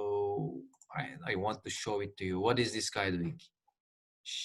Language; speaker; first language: English; non-native, fluent; Turkish